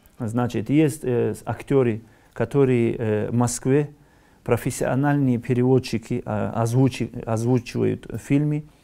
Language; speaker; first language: Russian; non-native, local second language; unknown